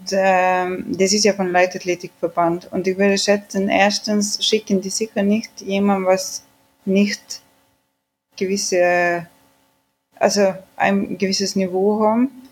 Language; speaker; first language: German; non-native, fluent; Swedish